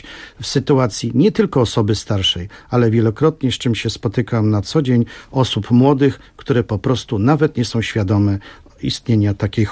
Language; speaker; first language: Polish; native; Polish